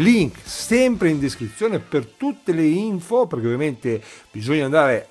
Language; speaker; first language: Italian; native; Italian